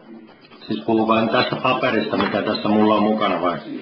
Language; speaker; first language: Finnish; native; Finnish